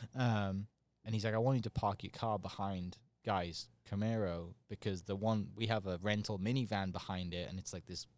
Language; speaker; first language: English; native; English